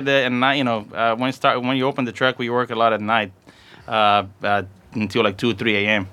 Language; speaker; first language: English; non-native, fluent; Portuguese